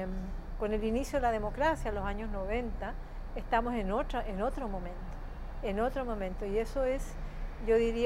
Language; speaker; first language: Spanish; native; Spanish